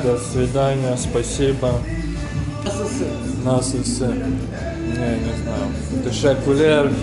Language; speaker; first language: Russian; non-native, learner; Turkish